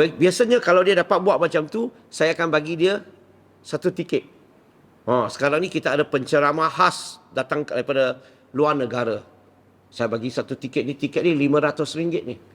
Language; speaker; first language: Malay; non-native, local second language; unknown